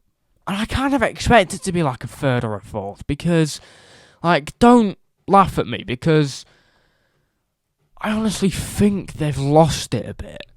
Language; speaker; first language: English; native; English